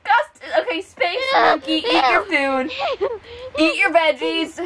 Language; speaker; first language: English; native; English